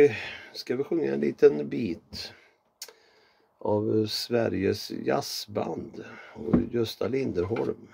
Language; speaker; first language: Swedish; native; Swedish